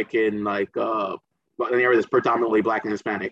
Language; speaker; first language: English; early bilingual, other home language; Spanish